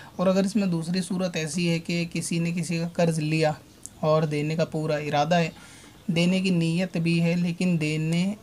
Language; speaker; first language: Urdu; native; Urdu